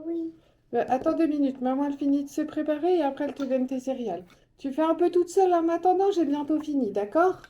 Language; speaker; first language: French; native; French